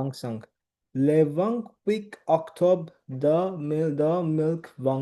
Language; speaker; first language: French; non-native, learner; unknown